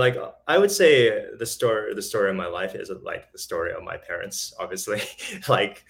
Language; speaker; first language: English; early bilingual, other home language; Chinese